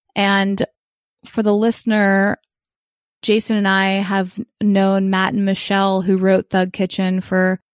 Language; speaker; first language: English; early bilingual, other home language; Ukrainian